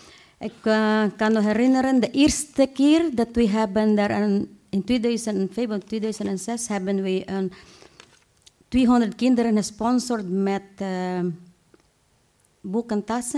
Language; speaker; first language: Dutch; non-native, fluent; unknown